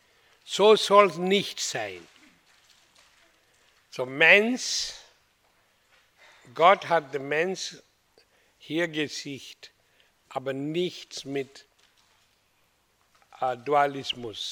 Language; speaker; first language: German; non-native, learner; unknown